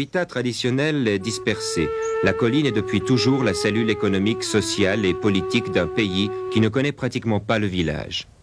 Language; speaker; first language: French; native; French